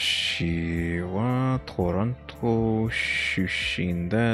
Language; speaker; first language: Japanese; non-native, learner; English